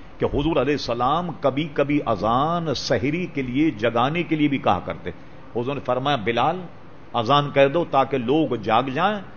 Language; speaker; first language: Urdu; native; Urdu